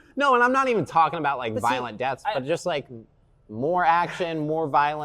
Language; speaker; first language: English; native; English